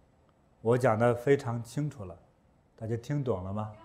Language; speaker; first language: Chinese; native; Chinese